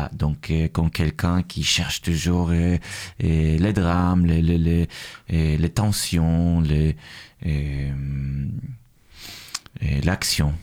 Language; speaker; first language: French; non-native, fluent; Hebrew